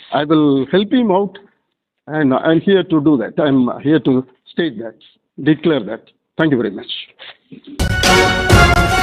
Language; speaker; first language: English; non-native, local second language; Tamil